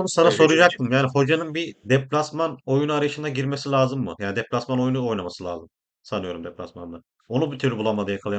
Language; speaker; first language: Turkish; native; Turkish